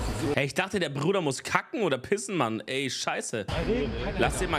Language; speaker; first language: German; native; German